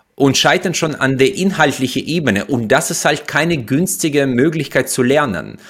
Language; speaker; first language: German; non-native, fluent; Russian